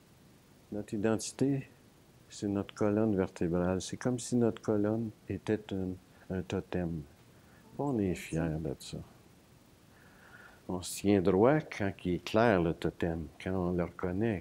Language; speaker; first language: French; native; French